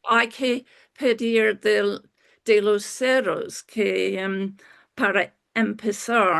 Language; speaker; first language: Spanish; non-native, fluent; English